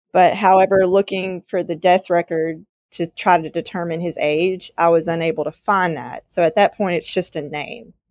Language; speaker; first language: English; native; English